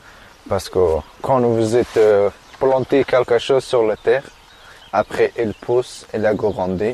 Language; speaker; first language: French; non-native, learner; Persian